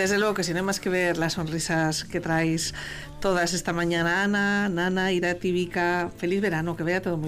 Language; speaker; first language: Spanish; native; Spanish